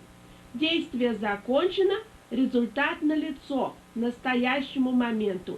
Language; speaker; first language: Russian; native; Russian